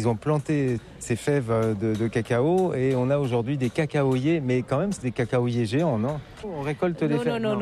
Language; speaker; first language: French; native; French